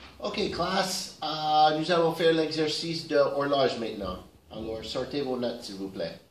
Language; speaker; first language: French; non-native, learner; English